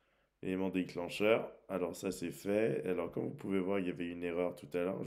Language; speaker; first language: French; native; French